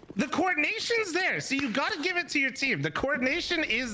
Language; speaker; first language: English; native; English